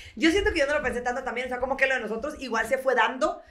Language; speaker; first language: Spanish; native; Spanish